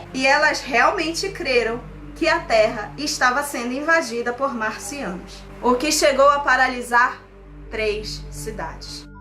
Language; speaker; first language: Portuguese; native; Portuguese